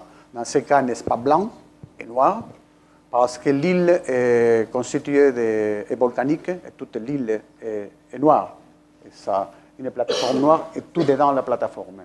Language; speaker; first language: French; non-native, fluent; Spanish